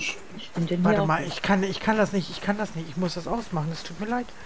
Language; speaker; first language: German; native; German